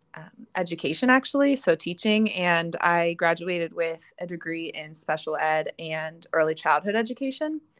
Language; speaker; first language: English; native; English